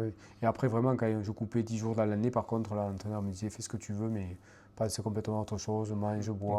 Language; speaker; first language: French; native; French